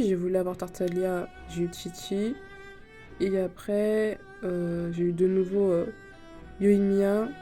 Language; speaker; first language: French; native; French